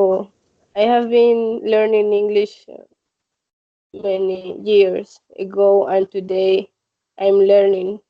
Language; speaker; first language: English; non-native, learner; Spanish